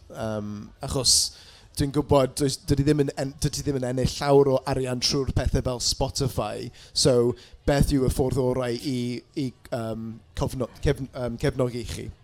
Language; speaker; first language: Welsh; non-native, local second language; English